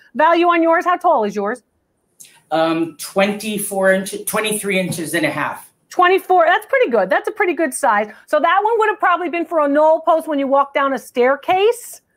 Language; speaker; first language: English; native; English